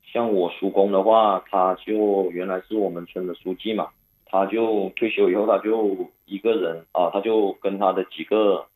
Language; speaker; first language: Chinese; non-native, local second language; Cantonese